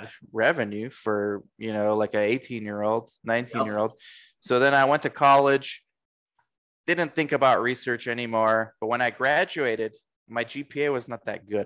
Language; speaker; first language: English; native; English